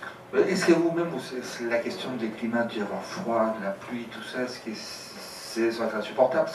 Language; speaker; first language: French; native; French